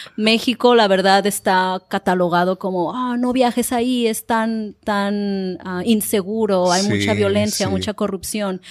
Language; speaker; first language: Spanish; non-native, fluent; English